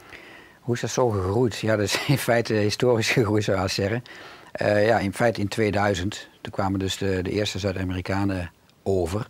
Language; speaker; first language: Dutch; native; Dutch